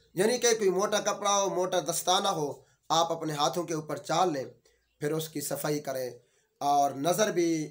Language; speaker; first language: Urdu; non-native, local second language; Saraiki